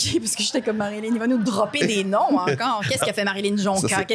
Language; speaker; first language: French; native; French